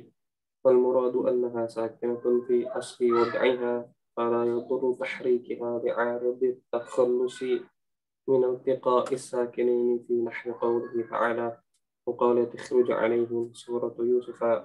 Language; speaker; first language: Arabic; non-native, learner; Indonesian